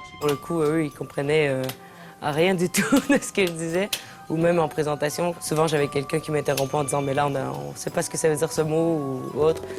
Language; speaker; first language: French; native; French